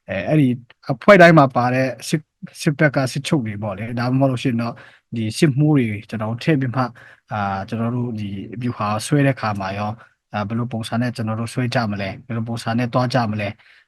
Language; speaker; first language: Burmese; non-native, local second language; Hakha Chin